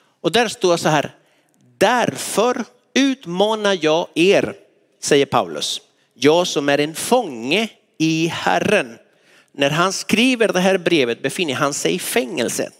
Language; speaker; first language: Swedish; non-native, fluent; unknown